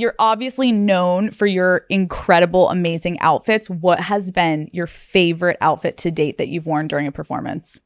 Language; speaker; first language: English; native; English